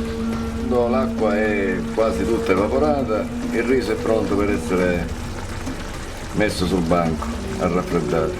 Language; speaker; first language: Italian; native; Italian